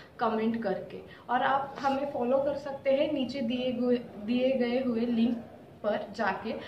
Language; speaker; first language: Hindi; non-native, local second language; Marathi